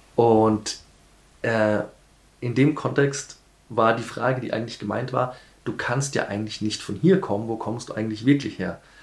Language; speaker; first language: German; early bilingual, heritage; German